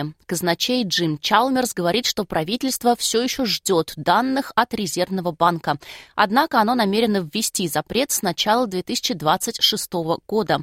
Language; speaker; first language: Russian; native; Russian